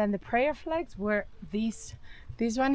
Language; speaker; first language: English; non-native, fluent; Tibetan